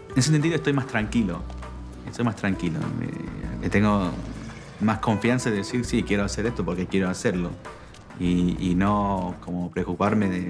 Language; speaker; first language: Spanish; non-native, fluent; English